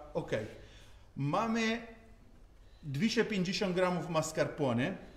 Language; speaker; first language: Polish; non-native, learner; Italian